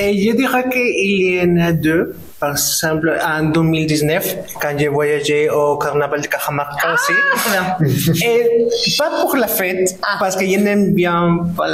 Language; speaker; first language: French; non-native, fluent; Spanish